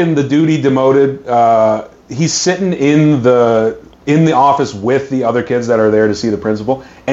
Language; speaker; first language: English; native; English